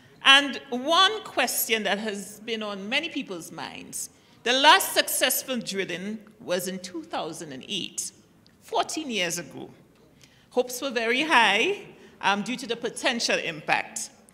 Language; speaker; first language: English; native; English